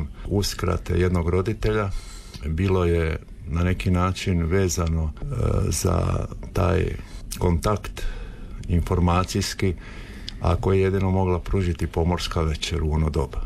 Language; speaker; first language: Croatian; native; Croatian